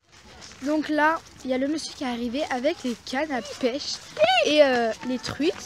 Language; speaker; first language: French; native; French